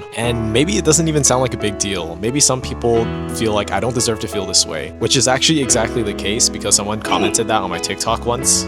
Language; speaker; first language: English; native; English